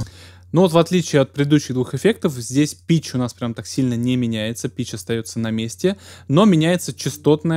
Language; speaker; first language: Russian; native; Russian